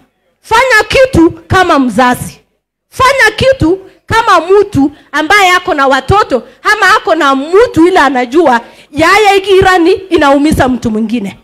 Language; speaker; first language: Swahili; non-native, local second language; Kalenjin